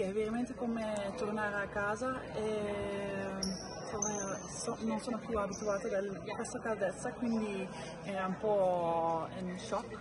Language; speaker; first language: Italian; non-native, fluent; Dutch